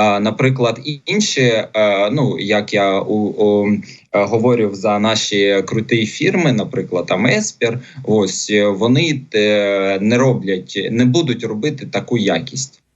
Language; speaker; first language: Ukrainian; non-native, local second language; Russian